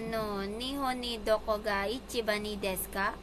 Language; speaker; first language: Japanese; non-native, learner; Filipino